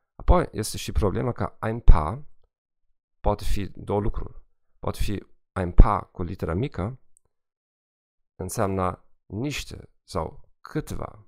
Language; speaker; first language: Romanian; non-native, fluent; German